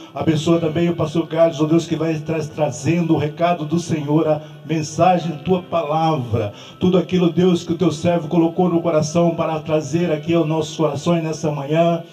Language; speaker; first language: Portuguese; native; Portuguese